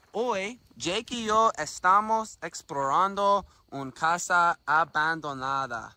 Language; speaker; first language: Spanish; non-native, learner; English